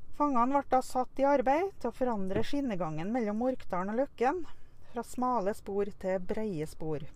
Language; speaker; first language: Norwegian; native; Norwegian